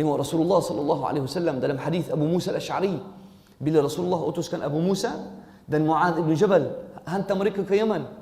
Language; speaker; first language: Malay; non-native, fluent; Arabic